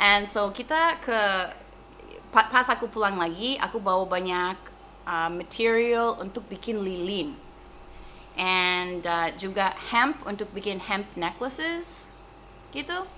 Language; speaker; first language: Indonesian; non-native, fluent; English